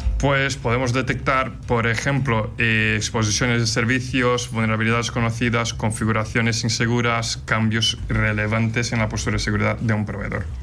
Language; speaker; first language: Spanish; non-native, fluent; Portuguese